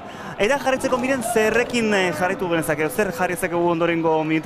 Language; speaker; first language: Basque; native; Basque